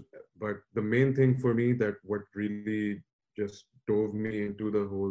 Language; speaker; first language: English; non-native, local second language; Urdu